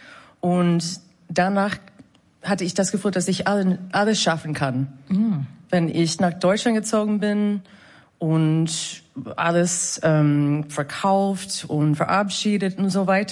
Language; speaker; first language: German; non-native, fluent; English